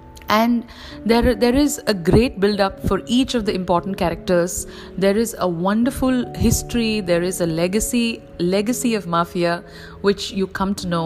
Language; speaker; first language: English; non-native, local second language; Tamil